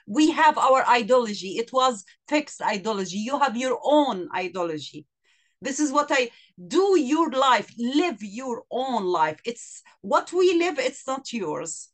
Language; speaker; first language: English; non-native, fluent; Arabic